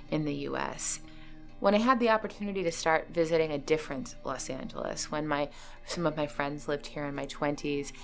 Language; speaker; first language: English; native; English